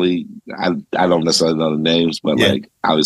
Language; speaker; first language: English; native; English